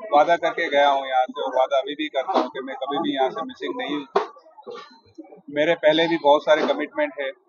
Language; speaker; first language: Hindi; native; Hindi